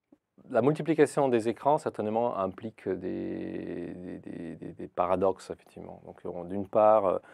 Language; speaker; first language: French; non-native, fluent; Italian